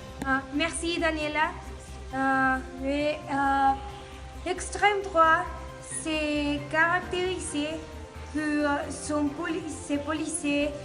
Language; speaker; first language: French; non-native, learner; Spanish